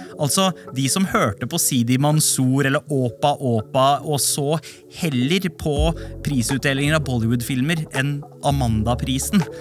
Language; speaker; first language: Norwegian; early bilingual, other home language; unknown